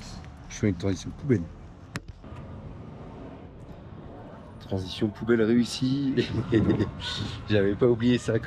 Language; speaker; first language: French; native; French